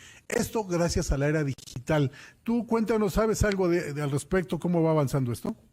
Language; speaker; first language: Spanish; native; Spanish